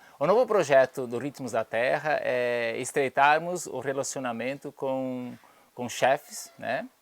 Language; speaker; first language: Portuguese; native; Portuguese